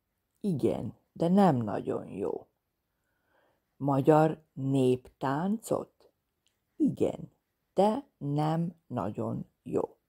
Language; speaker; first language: Hungarian; non-native, fluent; Serbian